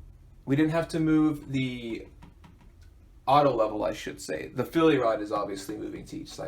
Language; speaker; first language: English; native; English